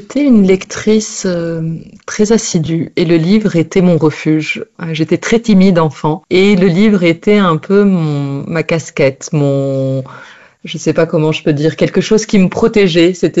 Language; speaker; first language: French; non-native, local second language; Arabic